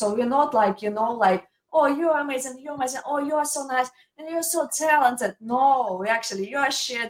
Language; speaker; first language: English; non-native, fluent; Ukrainian